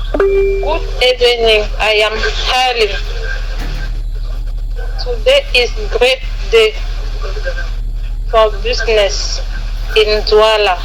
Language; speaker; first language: English; non-native, learner; French